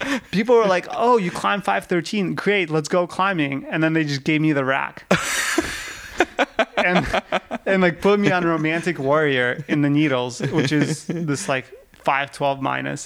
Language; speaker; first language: English; early bilingual, other home language; Russian